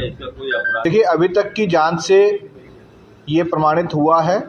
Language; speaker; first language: Hindi; native; Hindi